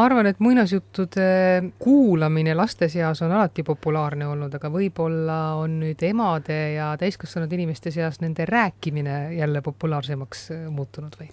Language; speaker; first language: Estonian; native; Estonian